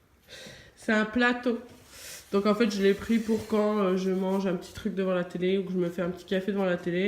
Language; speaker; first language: French; native; French